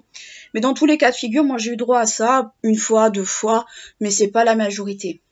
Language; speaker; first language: French; native; French